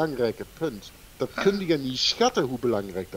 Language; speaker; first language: Dutch; non-native, fluent; German